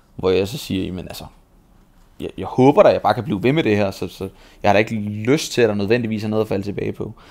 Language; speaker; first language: Danish; native; Danish